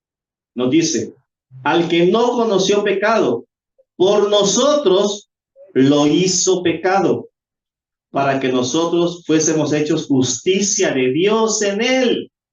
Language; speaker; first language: Spanish; native; Spanish